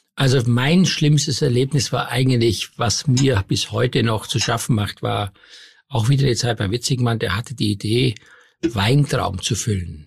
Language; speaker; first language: German; native; German